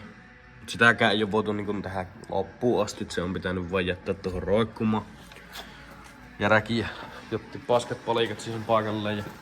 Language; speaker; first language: Finnish; native; Finnish